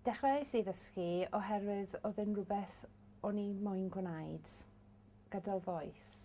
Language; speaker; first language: Welsh; non-native, local second language; English